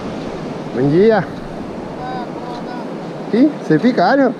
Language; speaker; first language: Spanish; non-native, fluent; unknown